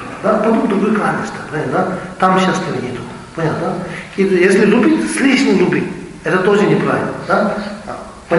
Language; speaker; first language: Russian; non-native, learner; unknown